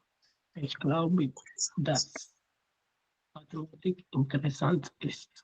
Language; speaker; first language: German; non-native, learner; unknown